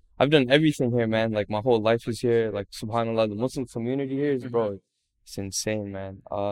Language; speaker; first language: English; native; English